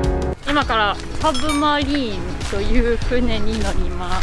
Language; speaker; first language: Japanese; non-native, fluent; German